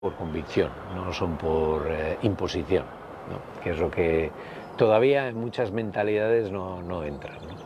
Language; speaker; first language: Spanish; native; Spanish